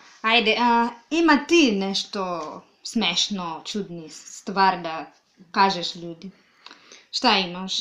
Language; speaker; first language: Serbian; non-native, learner; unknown